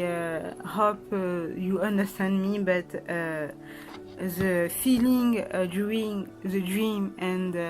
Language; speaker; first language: English; non-native, learner; French